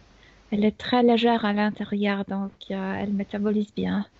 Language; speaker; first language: French; non-native, fluent; Spanish